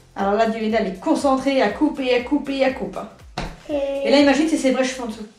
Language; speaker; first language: French; native; French